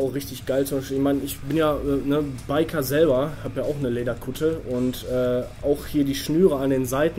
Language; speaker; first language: German; native; German